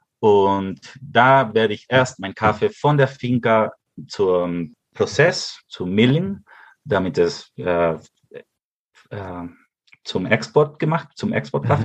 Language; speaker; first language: German; early bilingual, heritage; Spanish